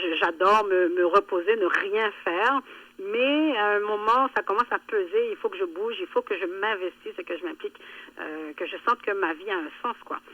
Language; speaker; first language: French; early bilingual, other home language; Haitian Creole